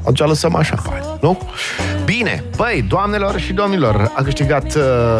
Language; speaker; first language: Romanian; native; Romanian